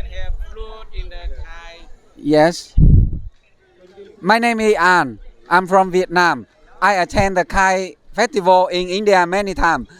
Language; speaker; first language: English; non-native, learner; Vietnamese